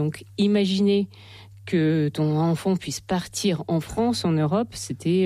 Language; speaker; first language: French; non-native, fluent; Russian